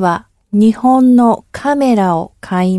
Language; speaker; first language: Japanese; non-native, learner; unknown